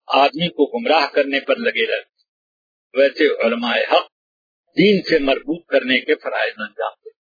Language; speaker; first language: Urdu; native; Urdu